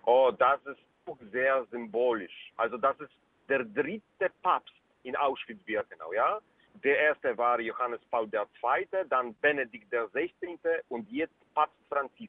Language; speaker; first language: German; non-native, fluent; Polish